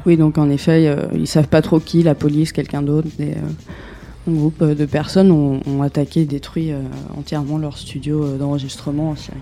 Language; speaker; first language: French; native; French